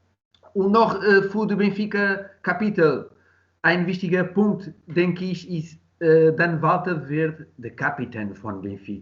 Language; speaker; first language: German; non-native, learner; Portuguese